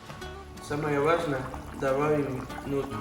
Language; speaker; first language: Russian; non-native, learner; Spanish